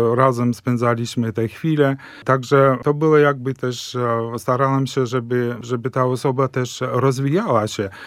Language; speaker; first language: Polish; early bilingual, heritage; Polish